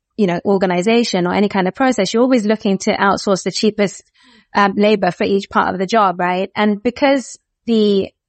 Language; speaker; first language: English; native; English